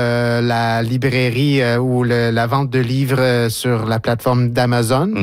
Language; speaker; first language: French; native; French